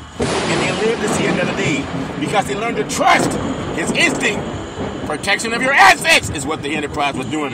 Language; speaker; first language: English; native; English